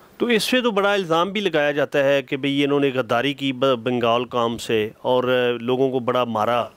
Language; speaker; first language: Urdu; non-native, local second language; Punjabi